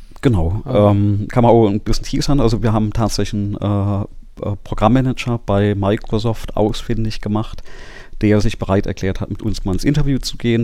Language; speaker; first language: German; native; German